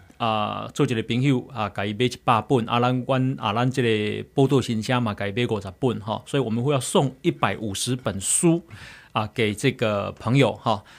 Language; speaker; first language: Chinese; native; Chinese